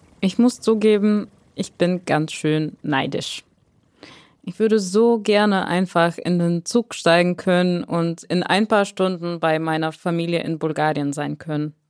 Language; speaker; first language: German; non-native, fluent; Bulgarian